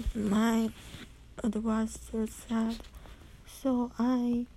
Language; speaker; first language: English; non-native, learner; Chinese